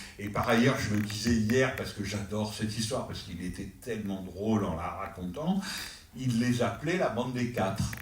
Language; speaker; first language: French; native; French